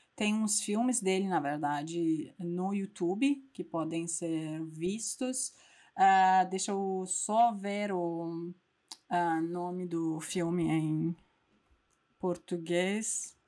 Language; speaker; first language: Portuguese; non-native, fluent; Persian